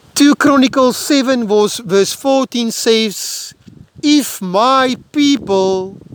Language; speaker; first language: English; non-native, local second language; Afrikaans